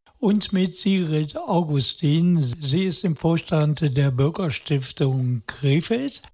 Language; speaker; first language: German; native; German